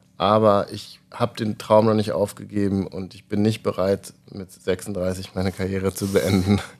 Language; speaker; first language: German; native; German